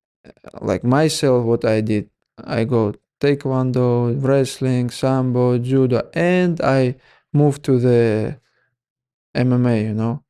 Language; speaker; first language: English; non-native, learner; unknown